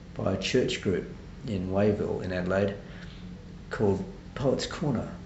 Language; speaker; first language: English; native; English